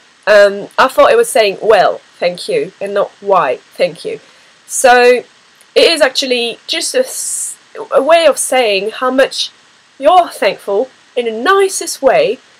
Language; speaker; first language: English; non-native, fluent; French